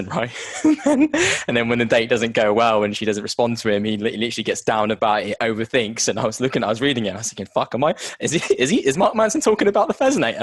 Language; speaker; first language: English; native; English